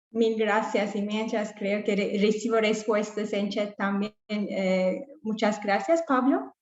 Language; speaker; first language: Spanish; non-native, fluent; English